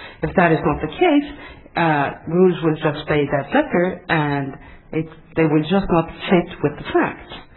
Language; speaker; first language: English; non-native, fluent; Swedish